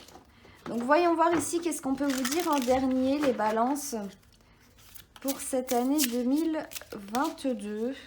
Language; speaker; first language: French; native; French